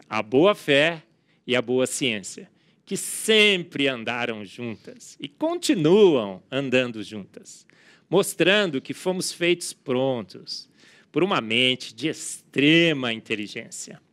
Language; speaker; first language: Portuguese; native; Portuguese